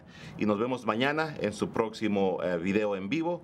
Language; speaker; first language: Spanish; native; Spanish